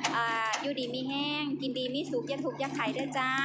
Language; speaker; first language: Thai; native; Thai